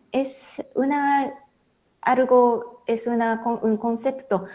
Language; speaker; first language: Spanish; non-native, fluent; Japanese